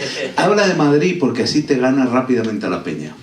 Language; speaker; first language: Spanish; native; Spanish